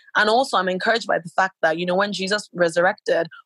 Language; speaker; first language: English; non-native, local second language; Yoruba